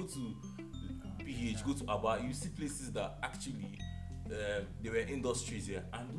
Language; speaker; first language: English; non-native, local second language; Igbo